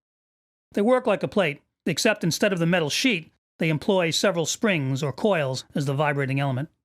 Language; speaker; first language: English; native; English